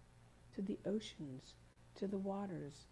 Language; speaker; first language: English; native; English